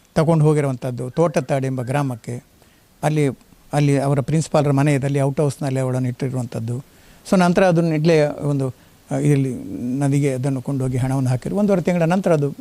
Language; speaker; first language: Kannada; native; Kannada